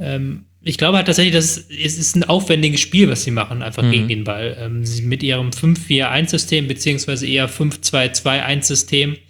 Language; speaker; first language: German; native; German